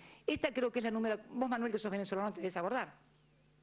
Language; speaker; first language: Spanish; native; Spanish